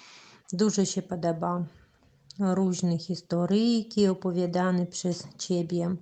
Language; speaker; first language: Polish; non-native, learner; Russian